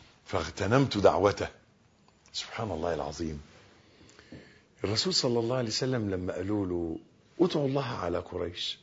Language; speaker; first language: Arabic; native; Arabic